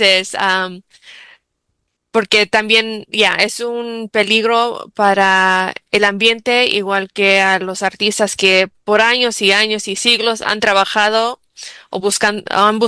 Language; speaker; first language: Spanish; early bilingual, heritage; English